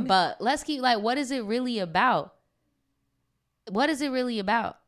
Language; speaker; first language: English; native; English